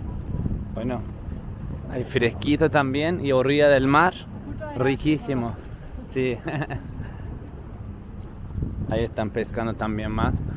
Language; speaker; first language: Spanish; non-native, learner; Turkish